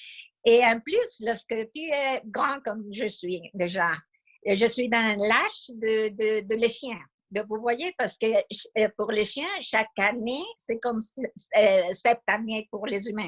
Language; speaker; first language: French; non-native, fluent; Spanish